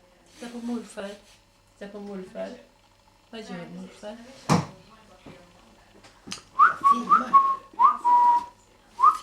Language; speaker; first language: Swedish; early bilingual, other home language; Estonian